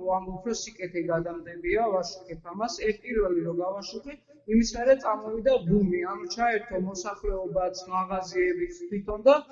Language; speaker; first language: Georgian; non-native, local second language; Azerbaijani